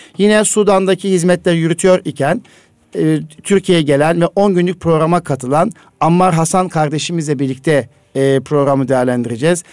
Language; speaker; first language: Turkish; native; Turkish